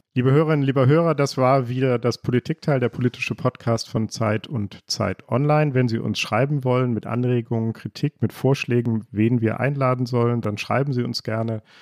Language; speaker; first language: German; native; German